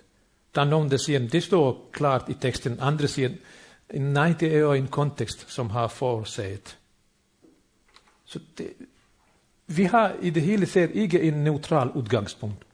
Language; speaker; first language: Danish; non-native, fluent; Bosnian